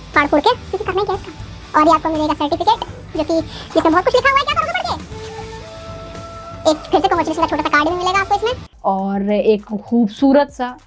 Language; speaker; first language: Hindi; native; Hindi